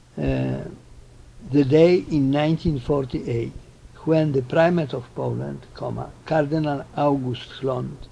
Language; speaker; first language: English; non-native, fluent; Polish